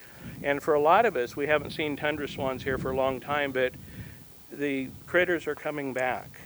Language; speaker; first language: English; native; English